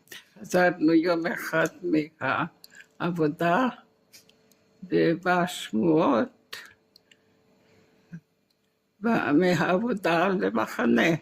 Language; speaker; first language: Hebrew; non-native, fluent; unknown